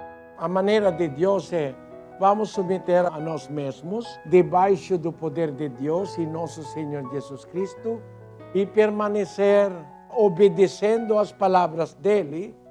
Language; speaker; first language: Portuguese; non-native, learner; Filipino